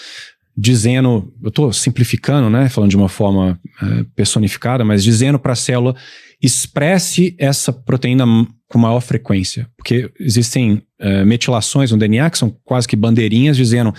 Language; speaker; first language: Portuguese; native; Portuguese